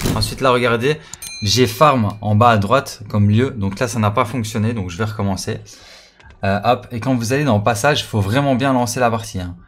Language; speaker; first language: French; native; French